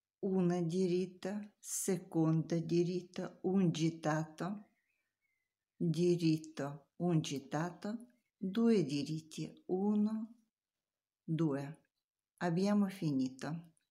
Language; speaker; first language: Italian; non-native, learner; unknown